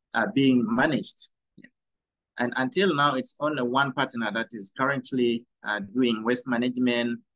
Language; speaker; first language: English; non-native, fluent; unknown